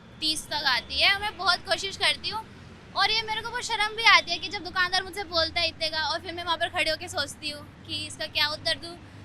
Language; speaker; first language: Hindi; native; Hindi